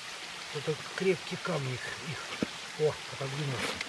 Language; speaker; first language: Russian; native; Russian